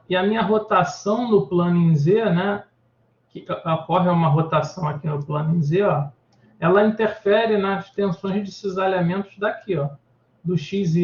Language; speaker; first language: Portuguese; native; Portuguese